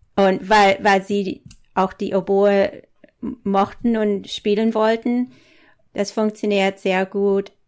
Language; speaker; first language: German; non-native, fluent; English